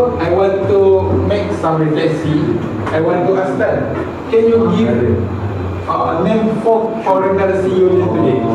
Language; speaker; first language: English; non-native, fluent; Malay